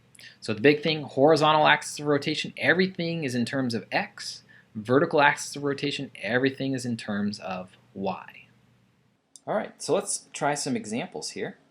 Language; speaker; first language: English; native; English